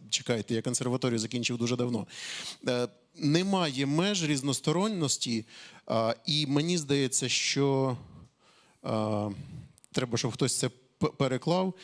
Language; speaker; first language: Ukrainian; native; Ukrainian